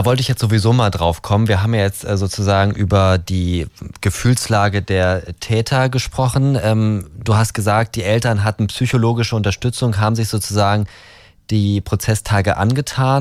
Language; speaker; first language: German; native; German